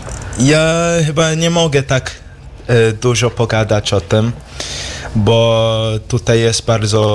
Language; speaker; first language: Polish; early bilingual, heritage; English